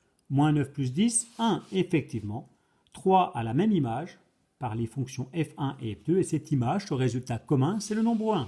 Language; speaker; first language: French; native; French